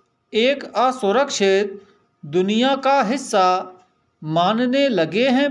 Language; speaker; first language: Hindi; native; Hindi